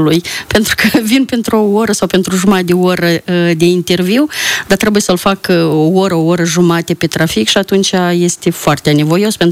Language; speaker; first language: Romanian; native; Romanian